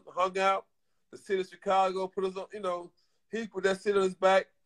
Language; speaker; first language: English; native; English